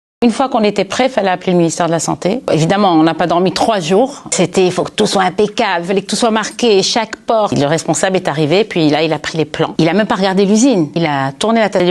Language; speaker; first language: French; native; French